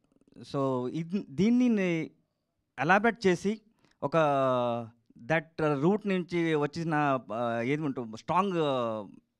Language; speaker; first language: Telugu; non-native, learner; Kannada